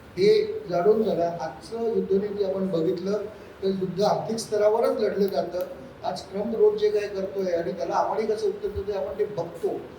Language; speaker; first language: Marathi; native; Marathi